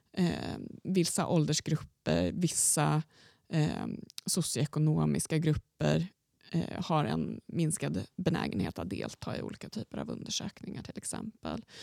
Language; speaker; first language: Swedish; native; Swedish